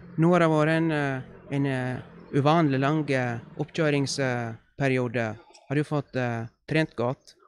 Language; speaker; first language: Norwegian; native; Norwegian